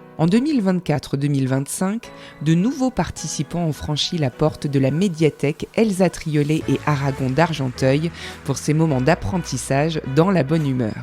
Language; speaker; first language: French; native; French